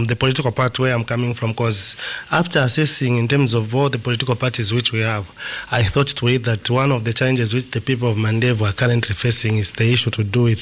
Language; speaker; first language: English; non-native, local second language; Nyanja